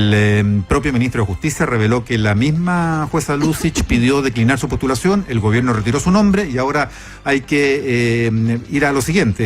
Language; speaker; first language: Spanish; native; Spanish